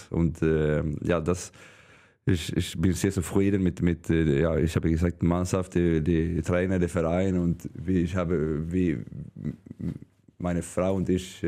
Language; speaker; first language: German; non-native, learner; Swedish